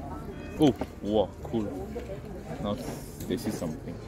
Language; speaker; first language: English; non-native, learner; Korean